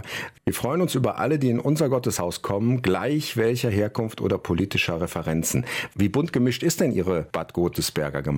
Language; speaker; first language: German; native; German